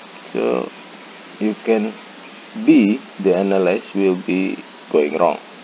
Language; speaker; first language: English; non-native, learner; Indonesian